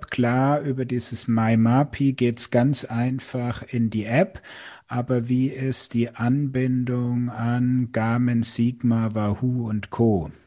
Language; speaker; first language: German; native; German